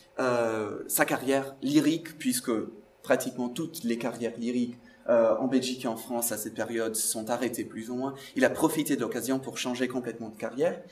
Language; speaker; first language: French; non-native, fluent; Portuguese